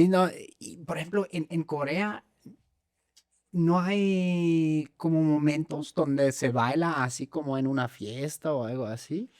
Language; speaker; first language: Spanish; non-native, fluent; German